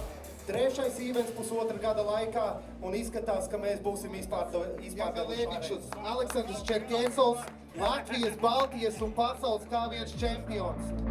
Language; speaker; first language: Latvian; native; Latvian